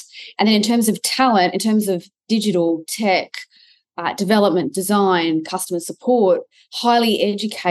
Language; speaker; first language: English; native; English